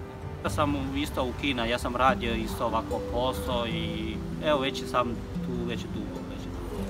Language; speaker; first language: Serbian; non-native, learner; Chinese